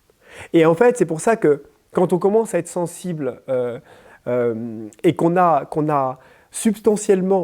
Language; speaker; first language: French; native; French